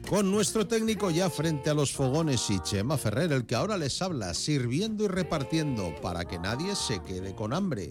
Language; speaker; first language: Spanish; native; Spanish